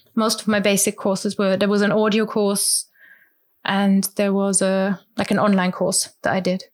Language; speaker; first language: English; non-native, fluent; German